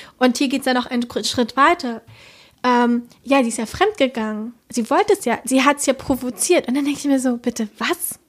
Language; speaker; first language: German; early bilingual, other home language; Spanish